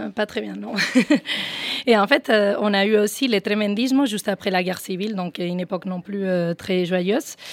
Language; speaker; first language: French; non-native, fluent; Spanish